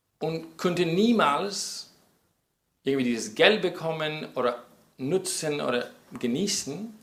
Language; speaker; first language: German; non-native, fluent; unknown